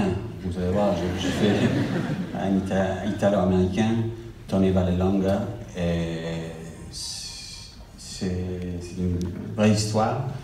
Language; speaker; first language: French; non-native, fluent; English